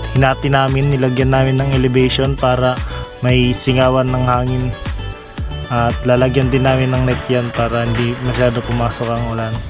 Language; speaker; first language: Filipino; non-native, local second language; Cebuano